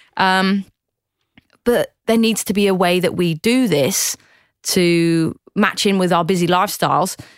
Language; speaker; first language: English; native; English